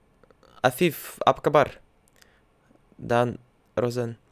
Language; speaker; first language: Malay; non-native, learner; Russian